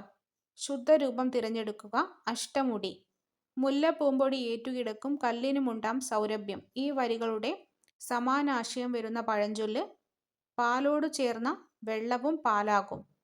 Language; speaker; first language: Malayalam; native; Malayalam